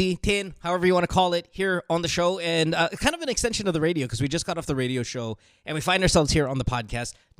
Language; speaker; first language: English; non-native, local second language; Filipino